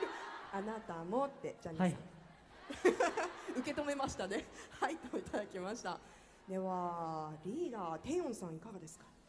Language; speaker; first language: Japanese; native; Japanese